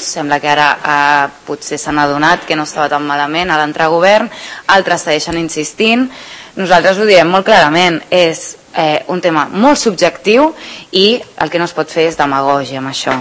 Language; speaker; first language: Catalan; native; Catalan